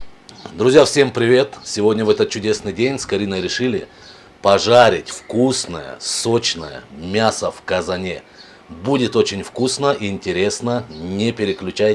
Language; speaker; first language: Russian; native; Russian